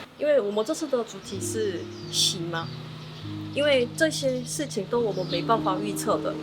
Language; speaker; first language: Chinese; non-native, fluent; Korean